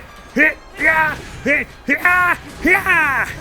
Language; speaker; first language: English; native; English